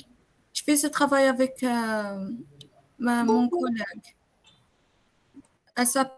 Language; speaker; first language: French; non-native, local second language; Arabic